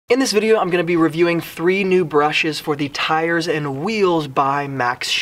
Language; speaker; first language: English; native; English